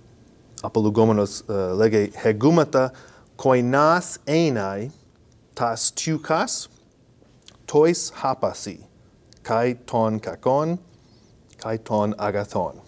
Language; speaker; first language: Greek; non-native, fluent; English